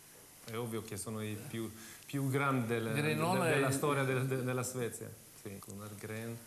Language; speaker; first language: Italian; non-native, fluent; Swedish